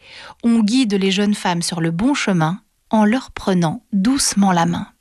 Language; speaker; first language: French; native; French